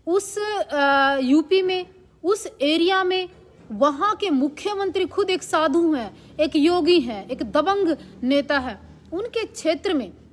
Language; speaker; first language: Hindi; native; Hindi